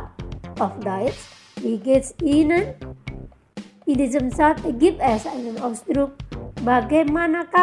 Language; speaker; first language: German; non-native, fluent; Indonesian